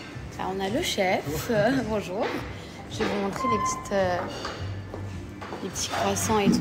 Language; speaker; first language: French; native; French